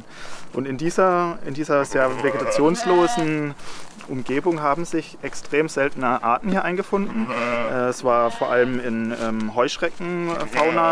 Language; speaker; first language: German; native; German